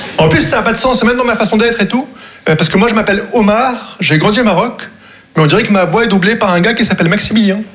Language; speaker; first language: French; non-native, local second language; Arabic